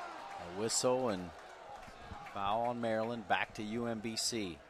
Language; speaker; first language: English; native; English